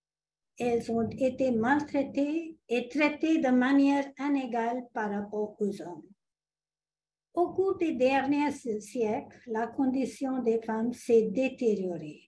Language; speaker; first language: French; non-native, fluent; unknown